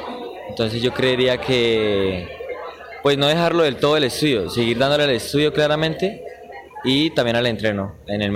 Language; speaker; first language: Spanish; native; Spanish